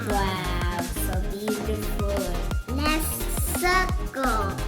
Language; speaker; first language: English; non-native, learner; Vietnamese